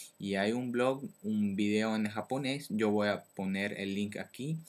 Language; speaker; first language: Spanish; non-native, learner; French